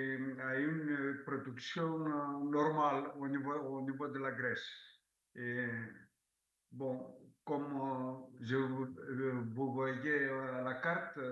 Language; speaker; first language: French; non-native, fluent; Greek